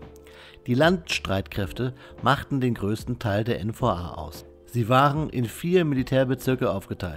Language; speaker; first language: German; native; German